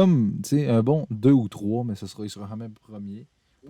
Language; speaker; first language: French; native; French